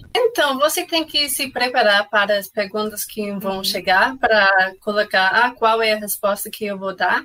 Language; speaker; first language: Portuguese; non-native, fluent; English